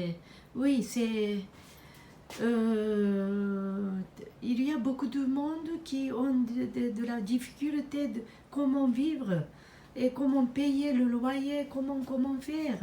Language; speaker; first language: French; non-native, fluent; Japanese